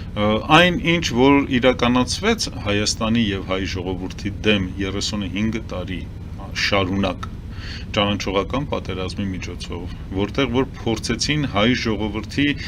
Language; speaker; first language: Armenian; early bilingual, heritage; Armenian